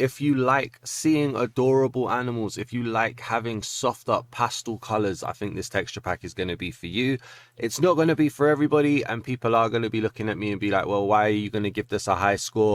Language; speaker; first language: English; native; English